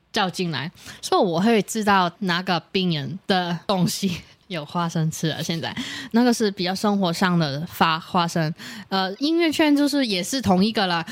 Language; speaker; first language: Chinese; native; Chinese